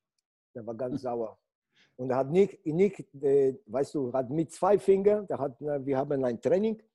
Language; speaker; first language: German; non-native, fluent; Polish